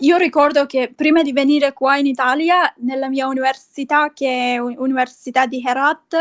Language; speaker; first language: Italian; non-native, fluent; Persian